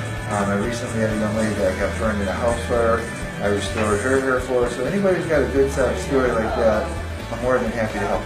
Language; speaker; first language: English; native; English